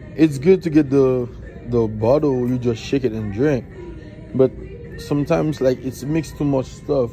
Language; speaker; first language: English; non-native, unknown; Haitian Creole